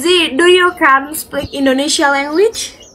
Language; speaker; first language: English; non-native, learner; Indonesian